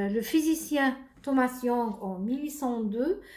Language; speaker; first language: French; non-native, local second language; Arabic